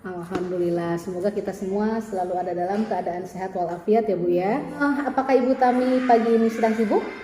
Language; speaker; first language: Indonesian; native; Indonesian